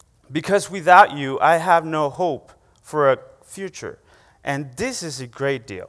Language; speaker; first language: English; non-native, fluent; Spanish